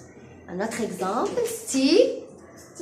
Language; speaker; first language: French; non-native, local second language; Arabic